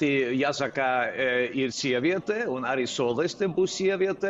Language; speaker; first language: Latvian; non-native, fluent; Swedish